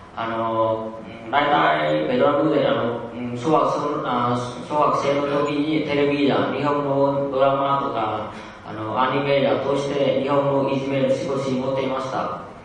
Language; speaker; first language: Japanese; non-native, learner; Vietnamese